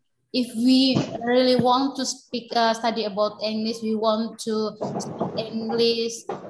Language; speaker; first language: English; non-native, learner; Indonesian